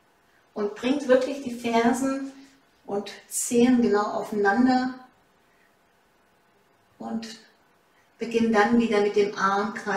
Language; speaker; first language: German; native; German